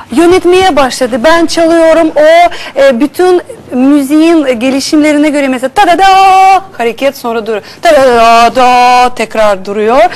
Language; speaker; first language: Turkish; non-native, fluent; Russian